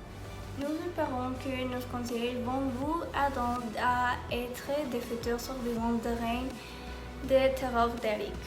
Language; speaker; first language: French; non-native, learner; Spanish